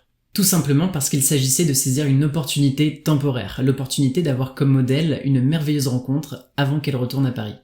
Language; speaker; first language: French; native; French